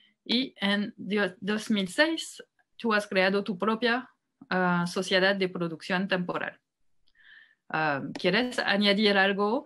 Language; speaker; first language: Spanish; non-native, fluent; French